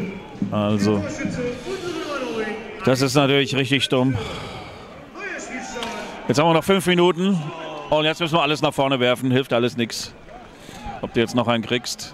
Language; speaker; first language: German; native; German